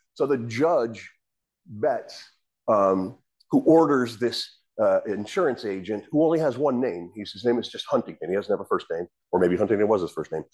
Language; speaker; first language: English; native; English